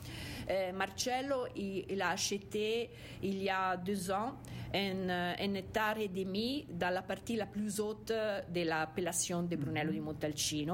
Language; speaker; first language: French; non-native, fluent; Italian